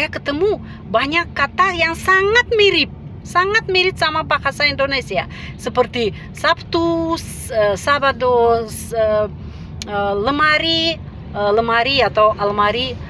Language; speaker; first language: Indonesian; non-native, fluent; Russian